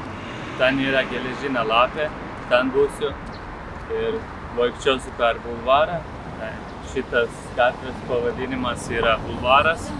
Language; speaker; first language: Lithuanian; non-native, learner; Turkish